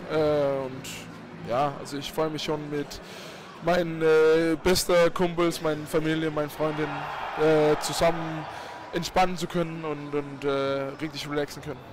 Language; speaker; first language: German; non-native, fluent; Danish